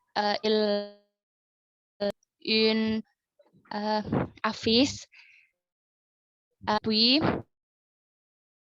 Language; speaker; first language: French; non-native, learner; Indonesian